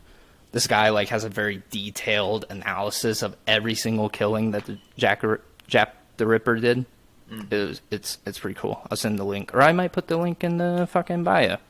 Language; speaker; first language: English; native; English